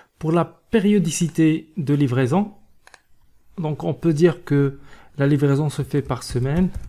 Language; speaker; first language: French; non-native, local second language; Arabic